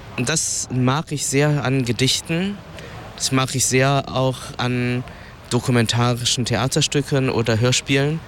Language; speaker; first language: German; early bilingual, other home language; Vietnamese